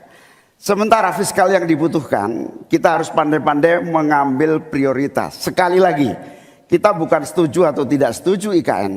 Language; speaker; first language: Indonesian; native; Indonesian